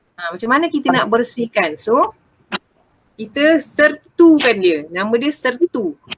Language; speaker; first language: Malay; native; Malay